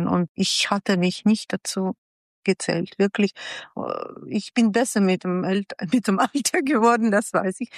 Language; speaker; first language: German; non-native, fluent; Russian